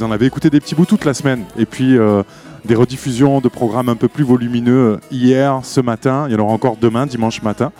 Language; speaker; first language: French; native; French